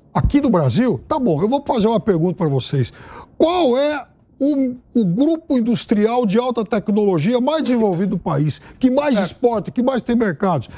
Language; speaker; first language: Portuguese; native; Portuguese